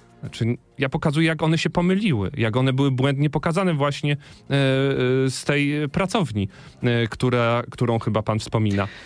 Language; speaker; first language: Polish; native; Polish